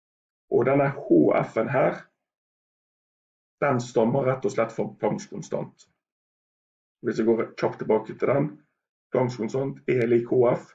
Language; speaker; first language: Norwegian; native; Norwegian